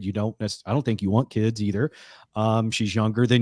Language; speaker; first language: English; native; English